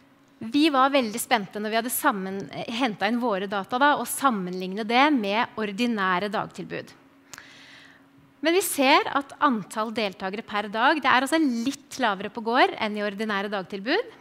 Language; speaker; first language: Norwegian; native; Norwegian